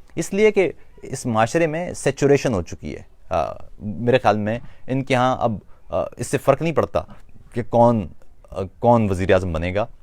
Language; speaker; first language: Urdu; native; Urdu